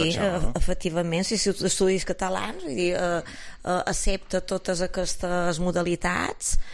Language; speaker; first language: Catalan; native; Catalan